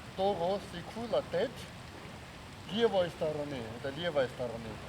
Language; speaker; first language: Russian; non-native, learner; Chinese